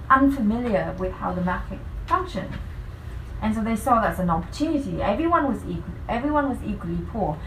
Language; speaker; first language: English; non-native, fluent; Vietnamese